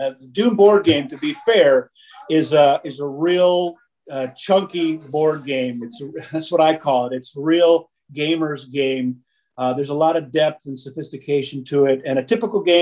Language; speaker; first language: English; native; English